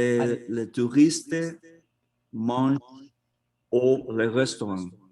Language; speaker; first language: French; non-native, learner; Spanish